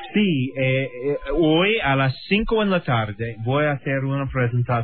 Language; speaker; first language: Spanish; non-native, learner; English